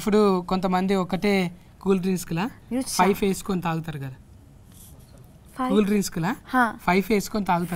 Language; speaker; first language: Telugu; native; Telugu